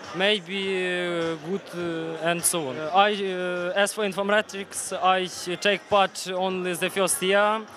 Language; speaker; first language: English; non-native, learner; Ukrainian